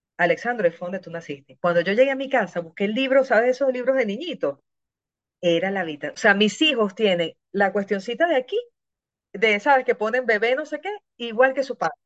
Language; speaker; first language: Spanish; native; Spanish